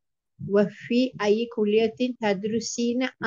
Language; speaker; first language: Arabic; non-native, learner; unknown